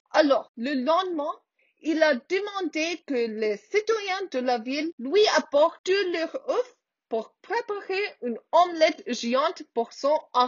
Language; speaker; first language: French; non-native, learner; English